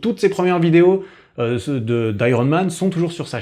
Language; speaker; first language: French; native; French